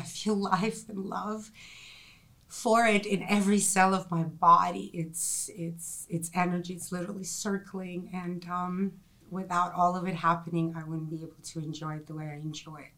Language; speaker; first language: English; non-native, fluent; Ukrainian